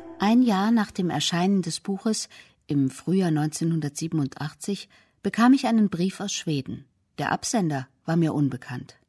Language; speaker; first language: German; native; German